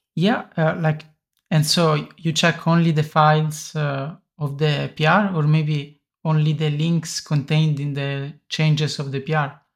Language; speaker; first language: English; non-native, fluent; Italian